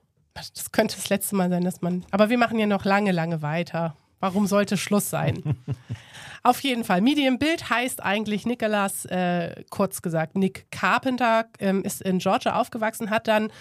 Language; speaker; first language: German; native; German